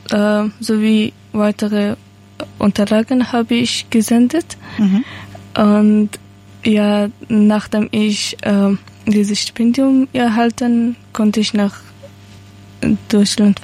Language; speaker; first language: German; non-native, learner; Persian